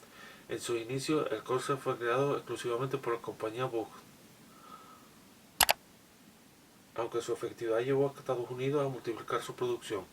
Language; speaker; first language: Spanish; native; Spanish